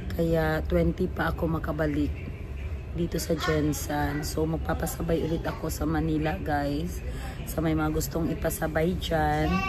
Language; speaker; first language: Filipino; non-native, local second language; Cebuano